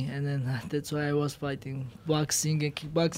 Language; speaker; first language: English; non-native, learner; Georgian